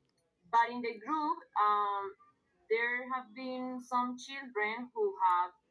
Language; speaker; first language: English; non-native, fluent; Spanish